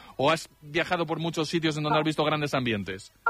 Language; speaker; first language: Spanish; native; Spanish